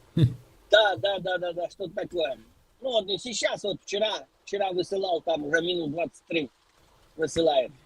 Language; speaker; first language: Russian; non-native, local second language; Ukrainian